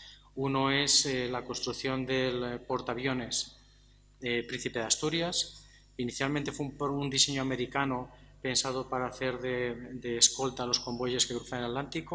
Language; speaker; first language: Spanish; native; Spanish